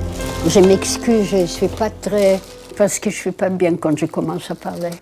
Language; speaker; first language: French; non-native, fluent; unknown